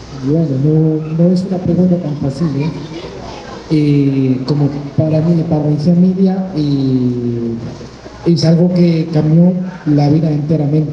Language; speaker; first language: Spanish; non-native, fluent; Arabic